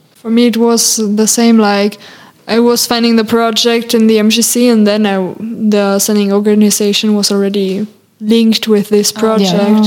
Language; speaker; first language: English; non-native, fluent; German